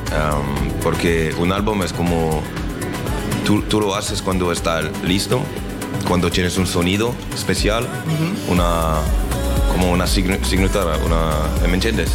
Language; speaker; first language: Spanish; non-native, learner; French